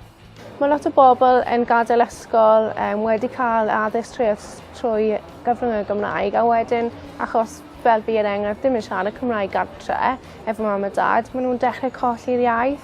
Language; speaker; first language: Welsh; non-native, local second language; English